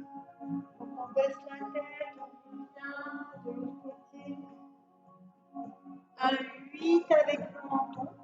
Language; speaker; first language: French; native; French